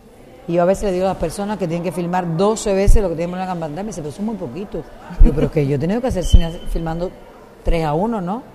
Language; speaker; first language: Spanish; native; Spanish